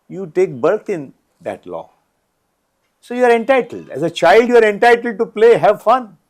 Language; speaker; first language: English; non-native, local second language; Gujarati